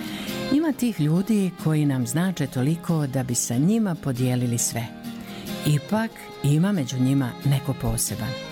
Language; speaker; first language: Serbian; native; Serbian